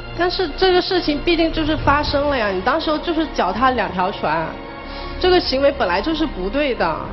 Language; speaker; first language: Chinese; native; Chinese